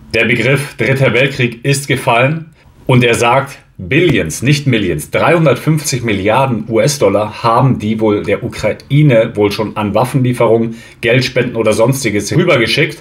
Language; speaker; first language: German; native; German